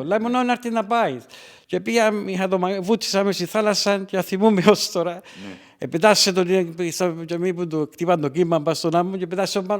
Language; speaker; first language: Greek; early bilingual, heritage; Greek